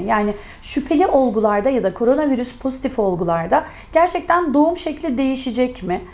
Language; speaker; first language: Turkish; native; Turkish